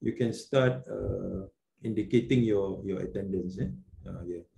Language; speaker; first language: English; non-native, local second language; Malay